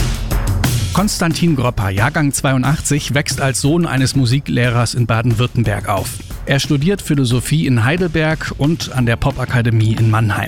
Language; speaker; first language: German; native; German